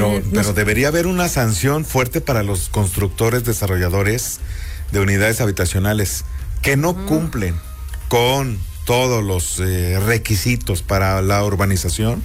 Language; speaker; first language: Spanish; native; Spanish